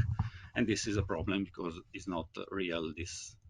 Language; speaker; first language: English; non-native, learner; Italian